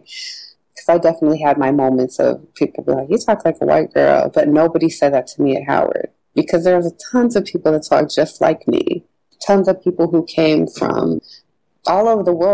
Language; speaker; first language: English; native; English